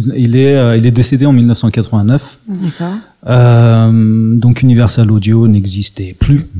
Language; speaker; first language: French; early bilingual, other home language; English